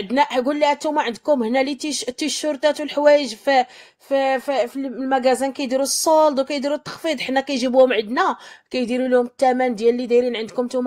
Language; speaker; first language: Arabic; native; Arabic